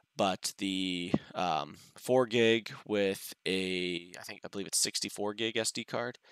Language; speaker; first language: English; native; English